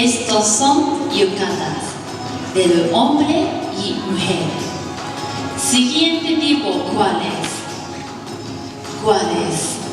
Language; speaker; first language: Spanish; non-native, learner; Japanese